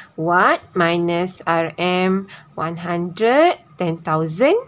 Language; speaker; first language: English; non-native, local second language; Malay